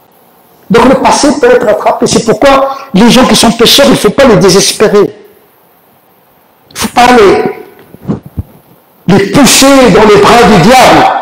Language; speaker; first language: French; native; French